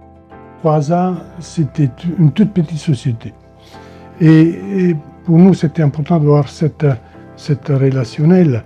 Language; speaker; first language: French; non-native, fluent; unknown